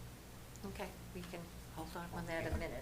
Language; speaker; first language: English; native; English